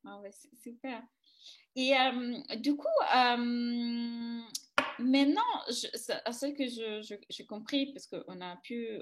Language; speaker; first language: French; non-native, fluent; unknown